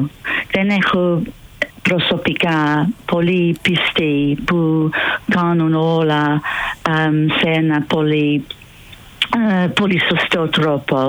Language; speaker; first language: Greek; non-native, fluent; English